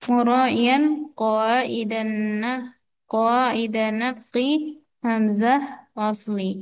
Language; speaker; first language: Arabic; non-native, fluent; Indonesian